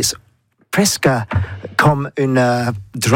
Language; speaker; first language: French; non-native, learner; English